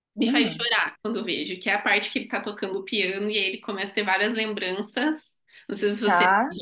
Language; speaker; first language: Portuguese; native; Portuguese